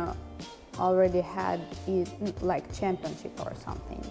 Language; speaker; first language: English; non-native, fluent; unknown